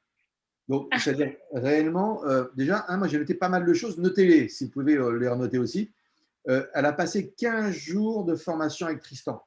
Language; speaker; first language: French; native; French